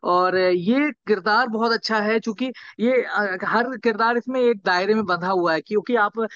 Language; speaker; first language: Hindi; native; Hindi